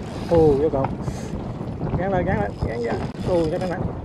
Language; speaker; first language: Vietnamese; early bilingual, other home language; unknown